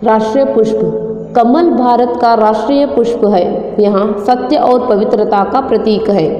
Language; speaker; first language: Hindi; non-native, local second language; Kannada